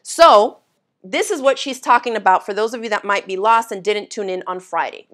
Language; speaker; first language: English; native; English